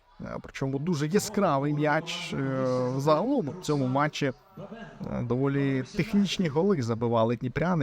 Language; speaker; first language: Ukrainian; native; Ukrainian